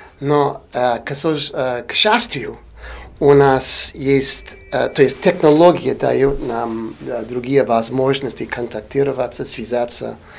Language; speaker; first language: Russian; non-native, fluent; English